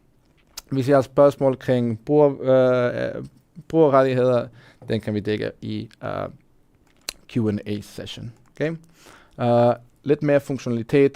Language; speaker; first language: Danish; non-native, fluent; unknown